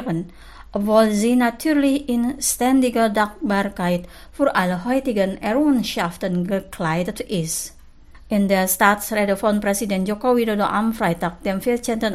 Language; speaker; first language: German; non-native, fluent; Indonesian